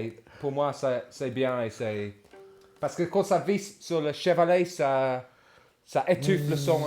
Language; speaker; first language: French; non-native, fluent; English